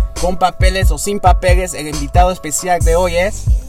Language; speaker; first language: Spanish; early bilingual, heritage; Spanish